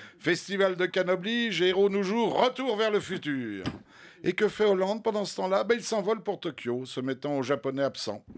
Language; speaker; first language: French; native; French